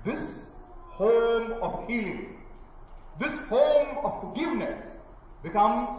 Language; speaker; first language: English; non-native, local second language; Malayalam